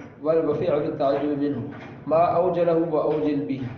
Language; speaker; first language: Arabic; non-native, learner; Urdu